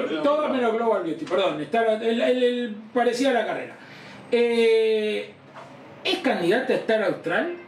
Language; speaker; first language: Spanish; native; Spanish